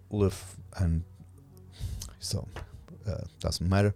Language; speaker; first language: English; non-native, learner; German